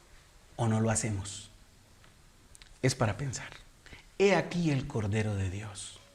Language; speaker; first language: Spanish; native; Spanish